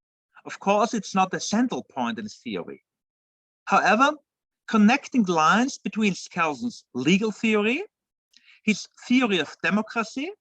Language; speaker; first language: English; non-native, fluent; German